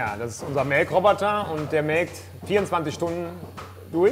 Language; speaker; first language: German; native; German